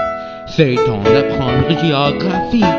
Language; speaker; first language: French; non-native, learner; English